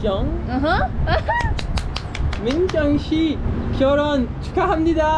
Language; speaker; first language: Korean; non-native, learner; French